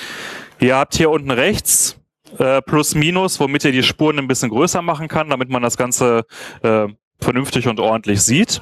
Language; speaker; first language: German; native; German